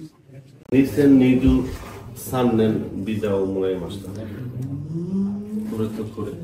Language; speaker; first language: Japanese; non-native, learner; Bangla